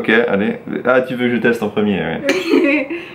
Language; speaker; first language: French; native; French